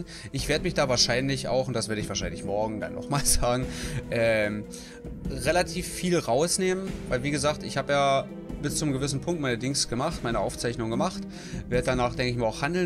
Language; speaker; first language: German; native; German